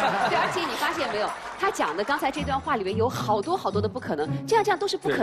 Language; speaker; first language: Chinese; native; Chinese